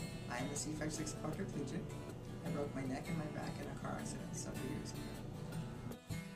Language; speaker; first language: English; native; English